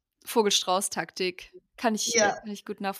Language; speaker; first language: German; native; German